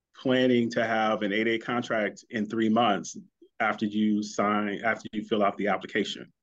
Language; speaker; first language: English; native; English